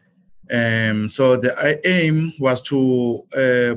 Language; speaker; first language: English; non-native, local second language; Zulu